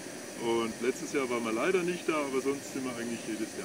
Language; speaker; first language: German; native; German